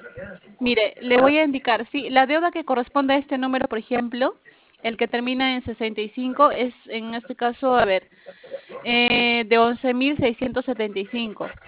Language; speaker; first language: Spanish; native; Spanish